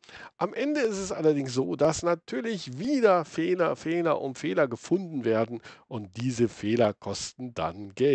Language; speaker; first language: German; native; German